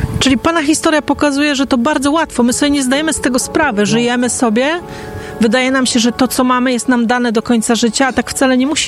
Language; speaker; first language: Polish; native; Polish